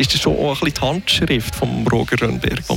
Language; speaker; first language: German; native; German